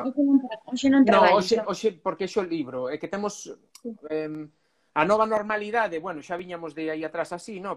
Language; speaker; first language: Galician; non-native, local second language; Spanish